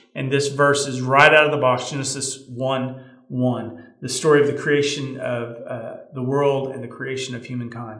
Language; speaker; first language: English; native; English